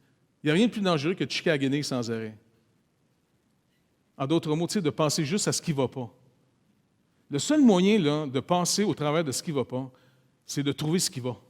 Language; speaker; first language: French; native; French